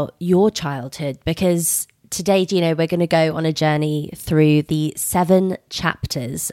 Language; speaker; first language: English; native; English